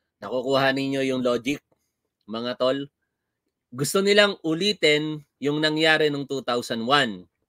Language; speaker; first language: Filipino; native; Filipino